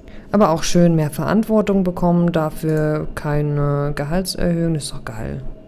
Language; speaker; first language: German; native; German